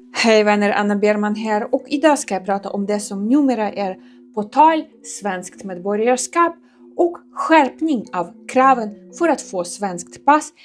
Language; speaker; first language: Swedish; non-native, fluent; Ukrainian